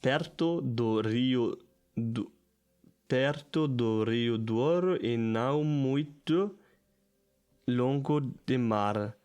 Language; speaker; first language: Portuguese; non-native, learner; German